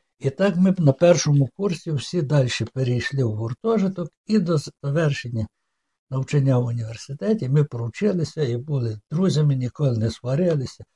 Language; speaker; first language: Ukrainian; native; Ukrainian